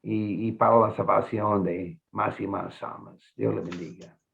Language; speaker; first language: Spanish; non-native, fluent; English